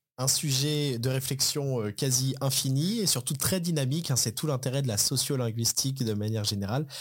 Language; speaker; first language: French; native; French